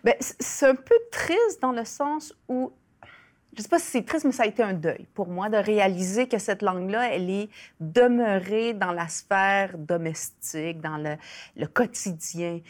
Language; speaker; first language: French; early bilingual, other home language; Spanish